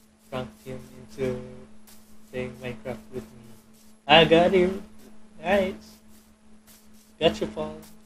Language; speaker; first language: English; non-native, local second language; Filipino